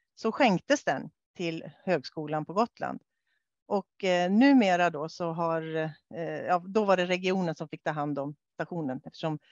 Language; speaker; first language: Swedish; native; Swedish